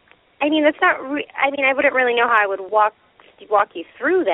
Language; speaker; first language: English; native; English